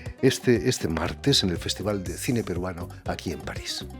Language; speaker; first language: Spanish; native; Spanish